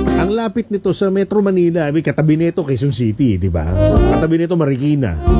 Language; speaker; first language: Filipino; native; Filipino